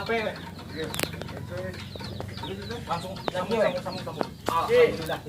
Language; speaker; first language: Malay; non-native, local second language; Sundanese